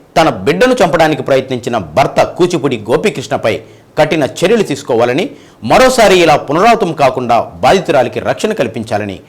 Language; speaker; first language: Telugu; native; Telugu